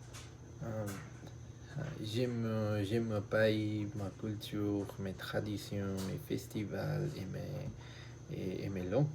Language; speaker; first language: French; non-native, learner; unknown